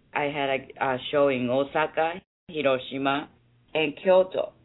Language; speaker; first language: English; non-native, fluent; Japanese